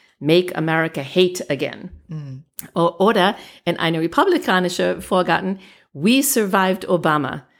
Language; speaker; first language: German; non-native, fluent; English